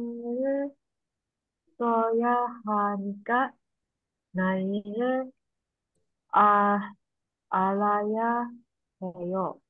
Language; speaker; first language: Korean; non-native, learner; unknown